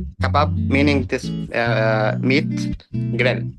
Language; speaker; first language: English; non-native, learner; Arabic